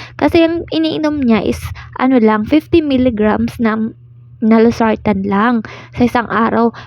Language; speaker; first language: Filipino; non-native, local second language; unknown